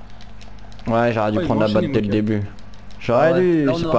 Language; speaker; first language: French; native; French